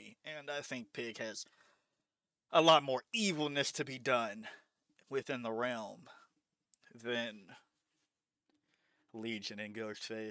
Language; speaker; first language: English; native; English